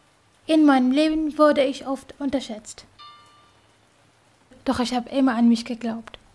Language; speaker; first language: German; non-native, fluent; Kurdish